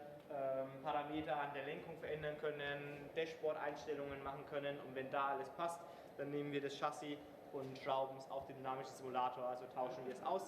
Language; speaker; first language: German; native; German